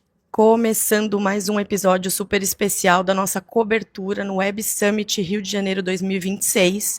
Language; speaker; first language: Portuguese; native; Portuguese